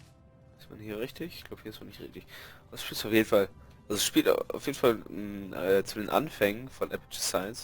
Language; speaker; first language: German; native; German